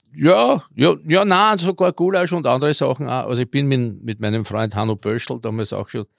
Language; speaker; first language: German; early bilingual, other home language; Croatian